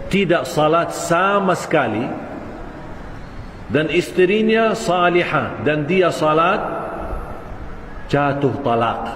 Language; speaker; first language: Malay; non-native, fluent; Arabic